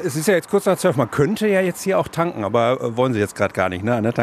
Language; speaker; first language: German; native; German